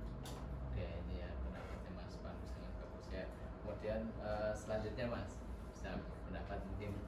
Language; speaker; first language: Indonesian; native; Indonesian